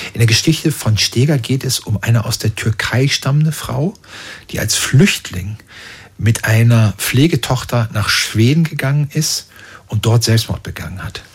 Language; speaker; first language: German; native; German